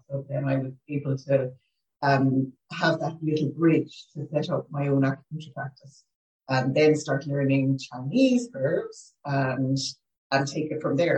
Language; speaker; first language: English; native; English